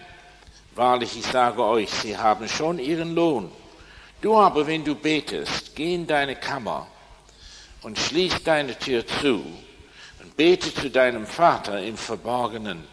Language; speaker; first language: German; non-native, fluent; English